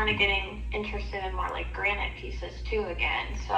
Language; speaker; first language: English; native; English